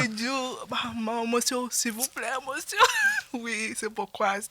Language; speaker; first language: French; non-native, learner; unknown